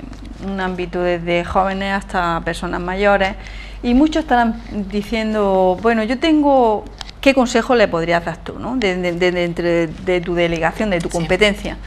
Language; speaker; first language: Spanish; native; Spanish